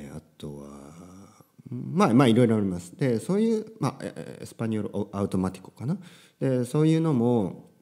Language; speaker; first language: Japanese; native; Japanese